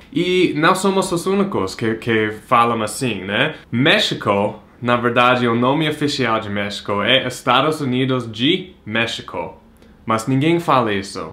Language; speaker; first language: Portuguese; non-native, fluent; English